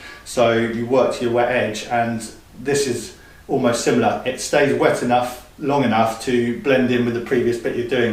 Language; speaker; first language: English; native; English